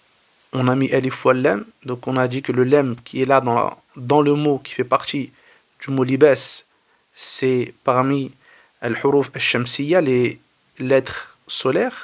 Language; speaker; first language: French; native; French